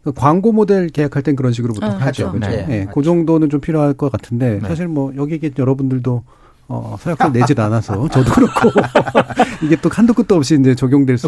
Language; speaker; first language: Korean; native; Korean